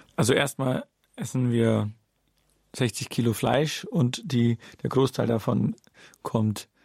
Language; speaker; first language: German; native; German